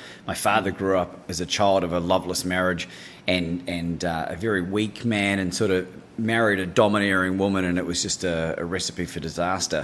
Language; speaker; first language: English; native; English